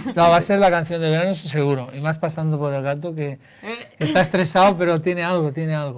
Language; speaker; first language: Spanish; non-native, local second language; Catalan